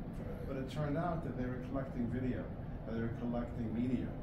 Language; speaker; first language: English; native; English